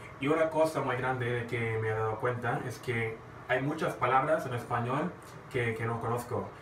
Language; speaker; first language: Spanish; non-native, learner; English